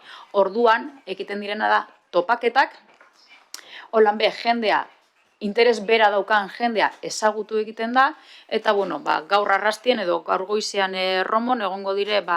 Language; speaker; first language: Basque; native; Basque